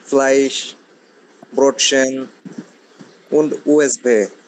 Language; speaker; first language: German; non-native, learner; Bangla